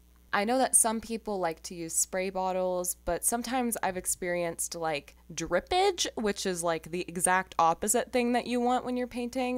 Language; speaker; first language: English; native; English